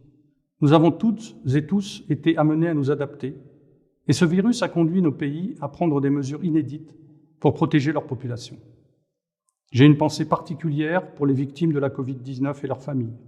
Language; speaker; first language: French; native; French